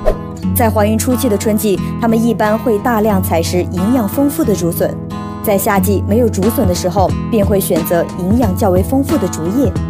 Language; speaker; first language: Chinese; native; Chinese